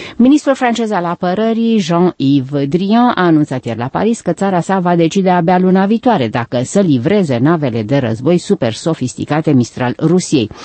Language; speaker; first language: Romanian; native; Romanian